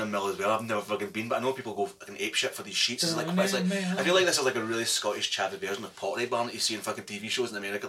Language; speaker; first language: English; native; English